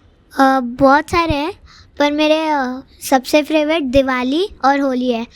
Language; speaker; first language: Hindi; native; Hindi